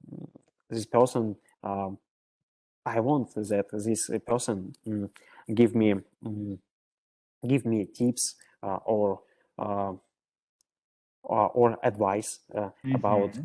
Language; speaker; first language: English; non-native, learner; Russian